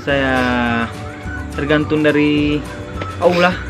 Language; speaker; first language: Indonesian; native; Indonesian